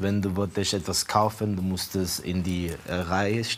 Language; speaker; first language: German; non-native, fluent; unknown